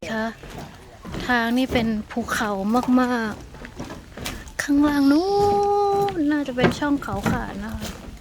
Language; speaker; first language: Thai; native; Thai